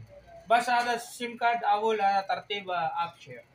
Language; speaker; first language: Arabic; non-native, learner; Filipino